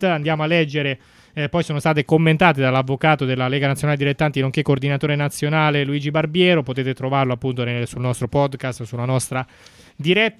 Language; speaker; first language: Italian; native; Italian